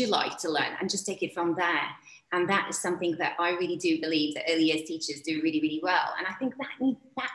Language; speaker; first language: English; non-native, fluent; Czech